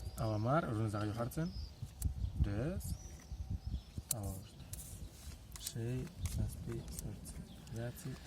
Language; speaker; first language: Basque; native; Basque